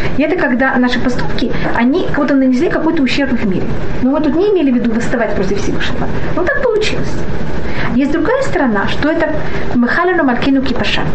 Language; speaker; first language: Russian; early bilingual, heritage; Russian